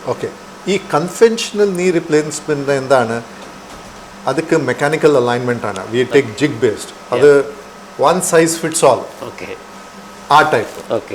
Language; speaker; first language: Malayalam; non-native, local second language; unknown